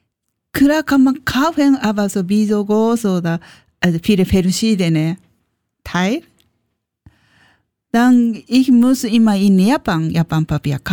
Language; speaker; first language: German; non-native, learner; Japanese